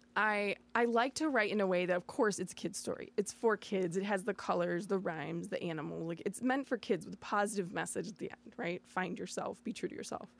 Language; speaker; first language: English; native; English